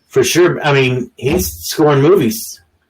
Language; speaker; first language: English; native; English